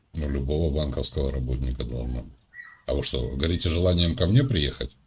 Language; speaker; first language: Russian; native; Russian